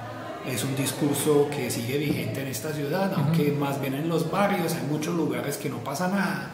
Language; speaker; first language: Spanish; non-native, fluent; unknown